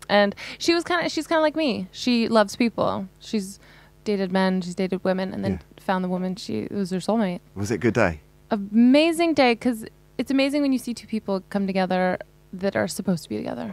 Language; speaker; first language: English; native; English